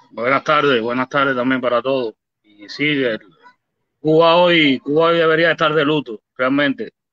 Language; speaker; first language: Spanish; native; Spanish